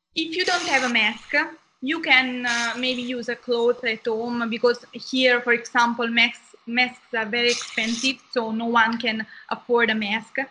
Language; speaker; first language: English; non-native, fluent; Italian